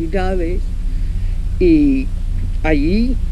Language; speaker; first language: Spanish; non-native, fluent; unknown